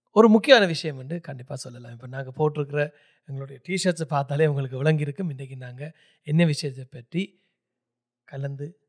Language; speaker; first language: Tamil; early bilingual, heritage; Tamil